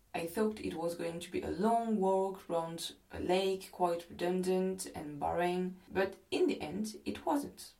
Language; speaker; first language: English; non-native, fluent; French